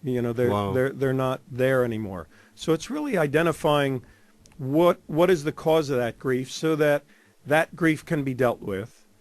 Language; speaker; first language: English; native; English